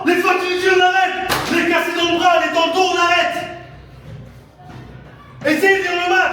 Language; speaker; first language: French; native; French